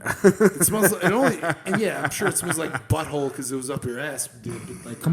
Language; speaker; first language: English; native; English